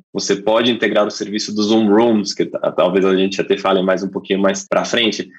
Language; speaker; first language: Portuguese; non-native, fluent; English